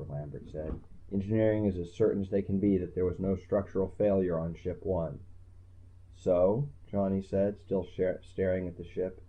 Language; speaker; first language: English; native; English